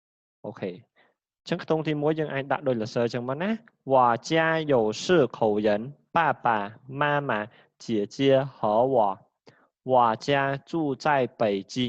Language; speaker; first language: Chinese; non-native, fluent; Khmer